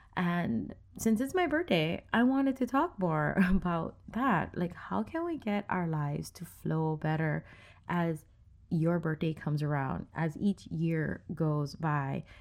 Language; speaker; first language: English; native; English